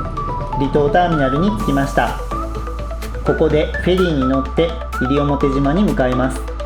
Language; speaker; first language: Japanese; native; Japanese